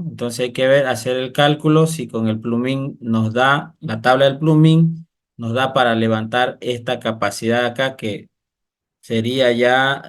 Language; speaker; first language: Spanish; native; Spanish